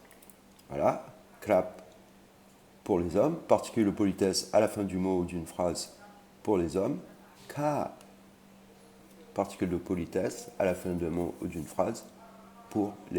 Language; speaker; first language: French; native; French